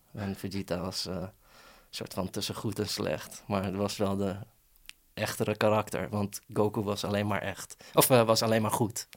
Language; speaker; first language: Dutch; early bilingual, other home language; Persian